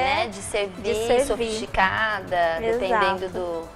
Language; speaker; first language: Portuguese; native; Portuguese